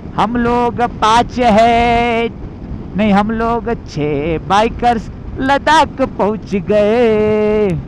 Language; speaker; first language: Hindi; non-native, local second language; Marathi